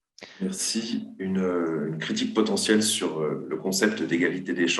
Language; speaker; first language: French; native; French